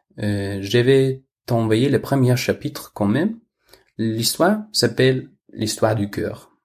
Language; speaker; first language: French; non-native, learner; Danish